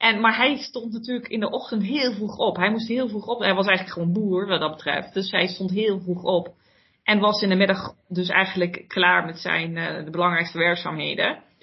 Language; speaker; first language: Dutch; early bilingual, heritage; Dutch